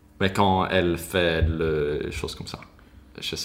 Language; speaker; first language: French; non-native, learner; Swedish